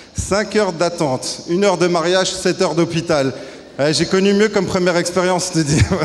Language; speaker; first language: French; native; French